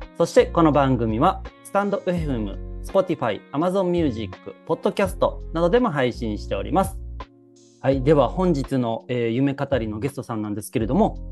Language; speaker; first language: Japanese; native; Japanese